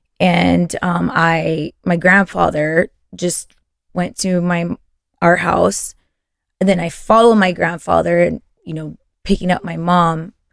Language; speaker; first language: English; early bilingual, other home language; Spanish